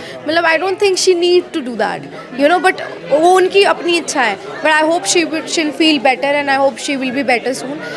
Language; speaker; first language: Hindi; native; Hindi